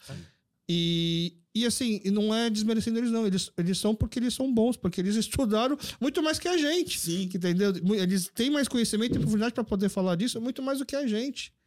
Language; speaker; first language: Portuguese; early bilingual, other home language; Korean